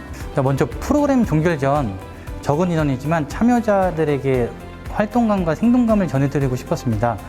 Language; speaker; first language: Korean; native; Korean